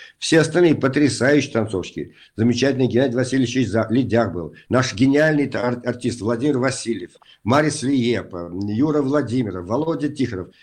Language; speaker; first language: Russian; native; Russian